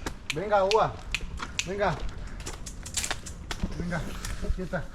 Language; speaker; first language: Spanish; native; Spanish